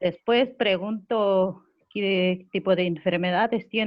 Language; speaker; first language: Spanish; non-native, local second language; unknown